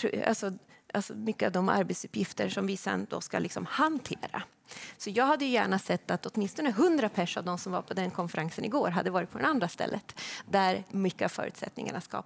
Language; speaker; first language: Swedish; native; Swedish